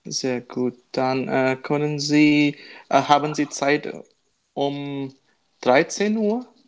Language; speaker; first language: German; non-native, learner; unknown